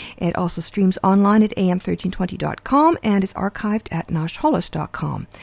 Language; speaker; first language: English; early bilingual, other home language; Ukrainian